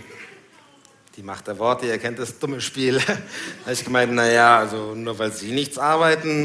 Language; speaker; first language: German; native; German